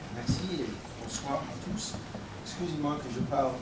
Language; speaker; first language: French; non-native, learner; English